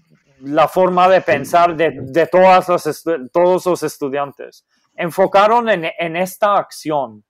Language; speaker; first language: Spanish; non-native, fluent; Maltese